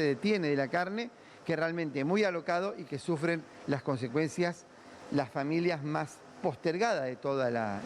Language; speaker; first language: Spanish; native; Spanish